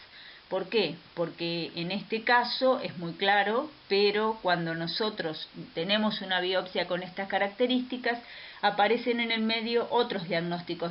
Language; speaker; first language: Spanish; native; Spanish